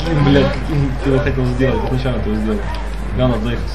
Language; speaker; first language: Russian; native; Russian